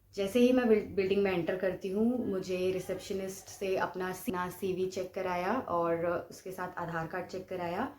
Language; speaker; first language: Hindi; non-native, local second language; Bangla